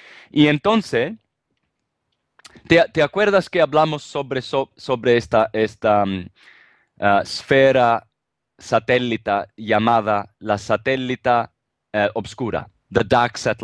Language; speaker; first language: Spanish; non-native, fluent; Italian